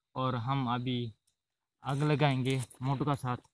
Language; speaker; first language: Hindi; non-native, local second language; Odia